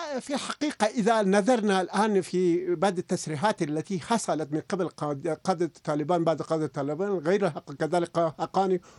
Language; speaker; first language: Arabic; non-native, fluent; Persian